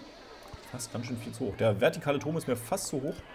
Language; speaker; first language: German; native; German